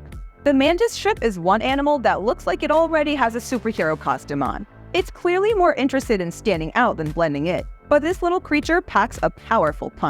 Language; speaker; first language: English; native; English